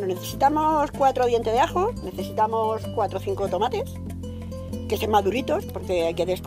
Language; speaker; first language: Spanish; native; Spanish